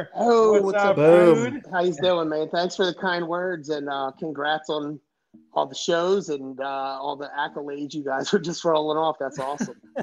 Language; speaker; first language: English; native; English